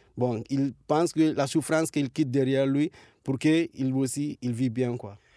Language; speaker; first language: French; non-native, local second language; Fula